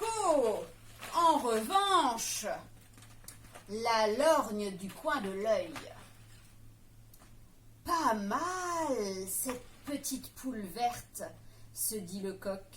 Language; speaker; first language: French; native; French